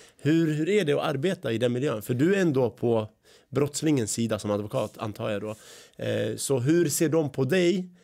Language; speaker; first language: Swedish; early bilingual, other home language; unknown